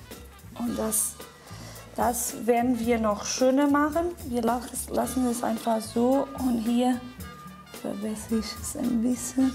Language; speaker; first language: German; non-native, fluent; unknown